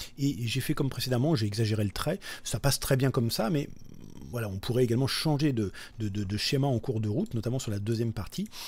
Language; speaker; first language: French; native; French